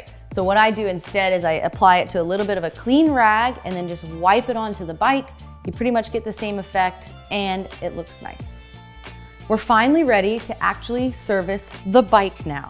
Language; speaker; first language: English; native; English